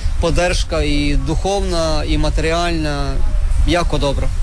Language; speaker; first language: Serbian; non-native, learner; Ukrainian